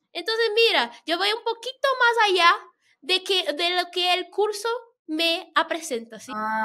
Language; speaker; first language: Spanish; non-native, fluent; Portuguese